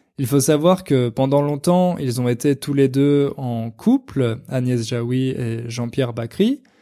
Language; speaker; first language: French; native; French